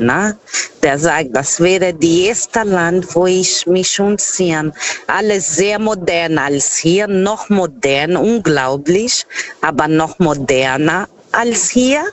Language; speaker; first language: German; non-native, fluent; Portuguese